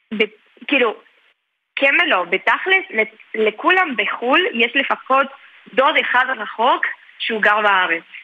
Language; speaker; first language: Hebrew; early bilingual, heritage; Spanish